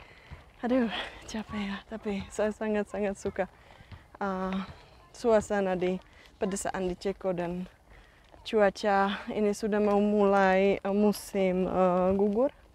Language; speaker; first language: Indonesian; non-native, fluent; Czech